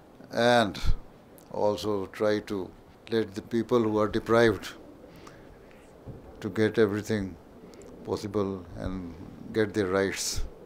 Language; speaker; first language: English; non-native, local second language; Urdu